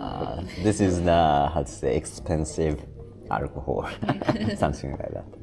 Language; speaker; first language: English; non-native, learner; Japanese